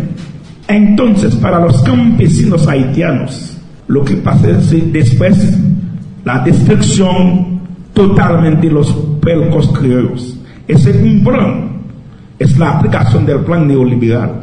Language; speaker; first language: Spanish; non-native, local second language; Haitian Creole